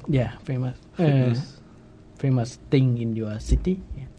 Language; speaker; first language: English; non-native, fluent; Thai